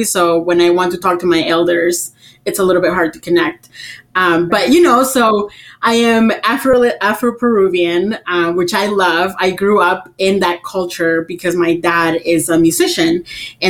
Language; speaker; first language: English; early bilingual, other home language; Spanish